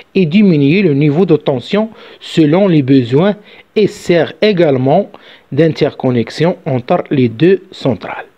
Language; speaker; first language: French; non-native, local second language; Arabic